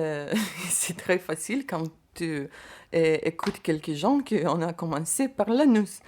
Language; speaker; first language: French; non-native, learner; Lithuanian